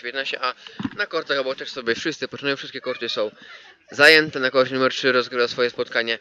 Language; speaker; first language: Polish; native; Polish